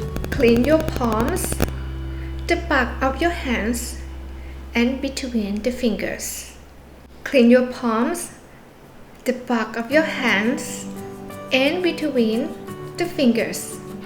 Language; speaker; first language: English; non-native, fluent; Thai